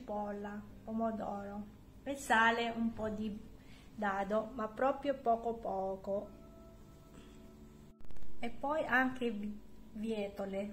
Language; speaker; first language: Italian; non-native, learner; Filipino